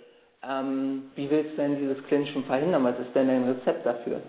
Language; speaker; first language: German; native; German